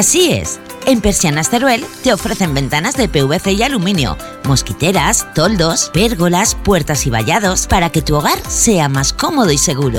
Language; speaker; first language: Spanish; native; Spanish